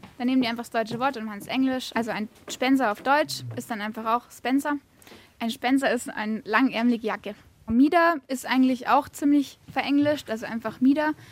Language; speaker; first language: German; native; German